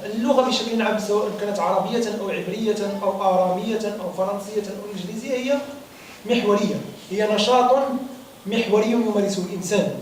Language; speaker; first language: Arabic; native; Arabic